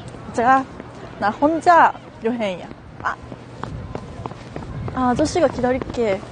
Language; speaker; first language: Korean; non-native, learner; Japanese